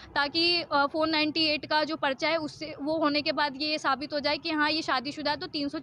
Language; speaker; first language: Hindi; native; Hindi